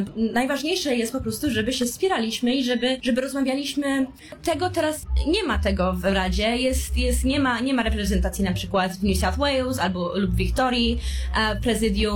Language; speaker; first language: Polish; early bilingual, heritage; Polish